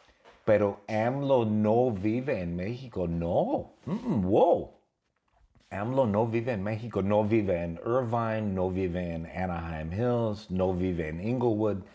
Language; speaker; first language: Spanish; non-native, fluent; English